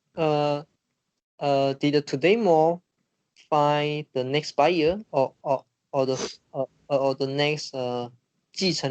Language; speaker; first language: English; non-native, learner; Chinese